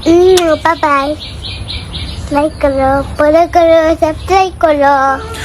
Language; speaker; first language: Hindi; non-native, local second language; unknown